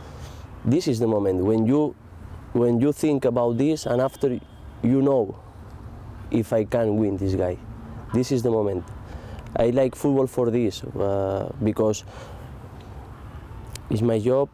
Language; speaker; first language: English; non-native, learner; Spanish